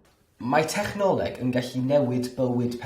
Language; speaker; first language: Welsh; non-native, learner; English